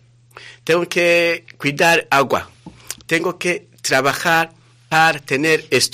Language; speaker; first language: Spanish; non-native, fluent; Rundi